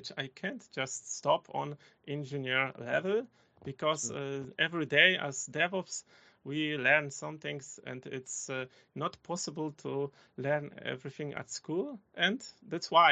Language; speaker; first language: English; non-native, learner; Polish